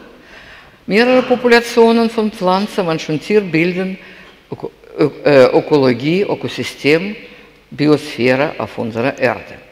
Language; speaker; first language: German; non-native, fluent; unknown